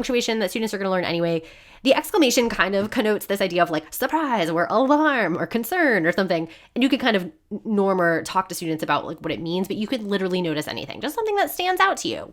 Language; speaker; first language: English; native; English